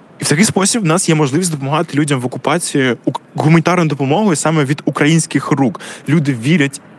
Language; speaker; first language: Ukrainian; native; Ukrainian